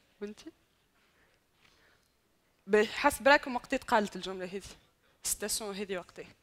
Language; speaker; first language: Arabic; native; Arabic